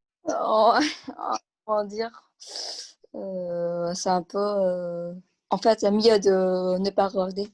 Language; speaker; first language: French; non-native, learner; Vietnamese